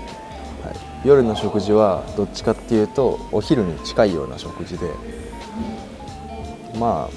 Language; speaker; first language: Japanese; native; Japanese